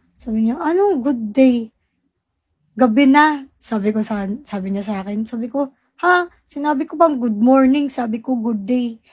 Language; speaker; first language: Filipino; non-native, local second language; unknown